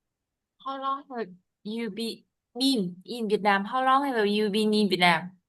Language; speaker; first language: English; non-native, learner; Vietnamese